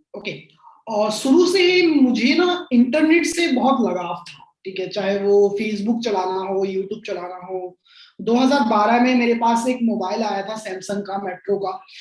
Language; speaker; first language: Hindi; non-native, local second language; Bangla